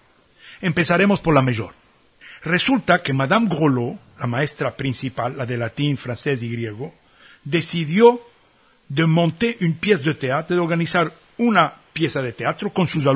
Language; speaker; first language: Spanish; early bilingual, heritage; Ladino